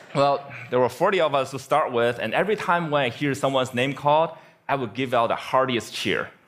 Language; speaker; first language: English; non-native, fluent; Chinese